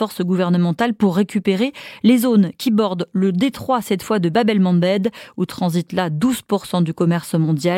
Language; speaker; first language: French; native; French